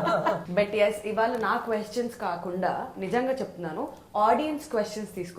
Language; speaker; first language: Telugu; native; Telugu